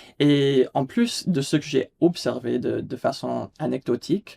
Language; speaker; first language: French; non-native, fluent; English